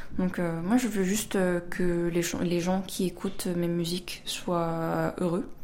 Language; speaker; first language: French; early bilingual, other home language; Korean